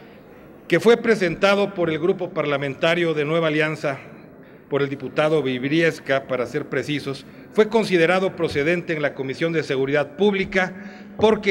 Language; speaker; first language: Spanish; native; Spanish